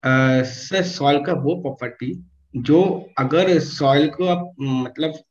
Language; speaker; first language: Hindi; non-native, local second language; Bangla